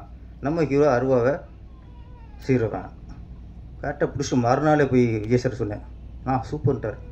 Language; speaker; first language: Tamil; native; Tamil